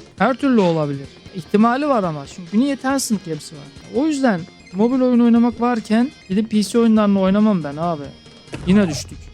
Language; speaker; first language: Turkish; native; Turkish